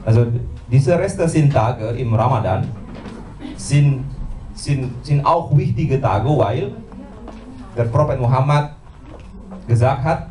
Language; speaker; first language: German; non-native, learner; Indonesian